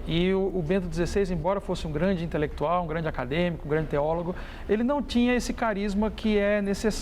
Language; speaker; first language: Portuguese; native; Portuguese